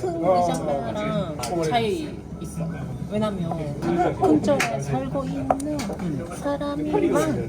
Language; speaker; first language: Korean; non-native, learner; Japanese